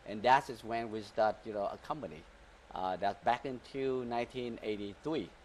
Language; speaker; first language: English; early bilingual, other home language; Vietnamese